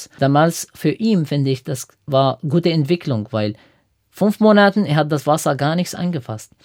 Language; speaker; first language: German; non-native, fluent; Arabic